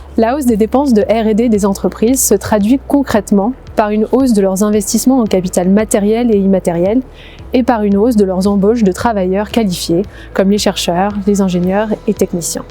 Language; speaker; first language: French; native; French